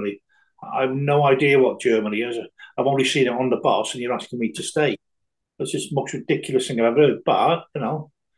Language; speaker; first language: English; native; English